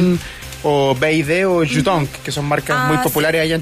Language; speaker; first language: Spanish; native; Spanish